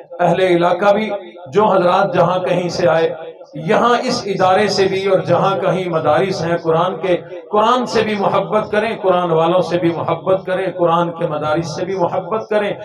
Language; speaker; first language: Urdu; non-native, local second language; Saraiki